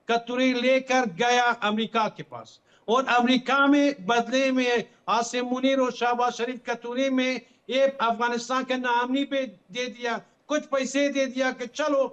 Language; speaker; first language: Hindi; non-native, fluent; Pashto